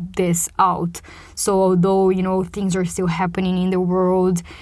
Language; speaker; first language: English; non-native, fluent; Portuguese